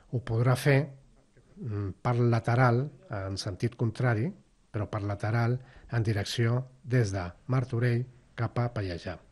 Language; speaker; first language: Catalan; native; Catalan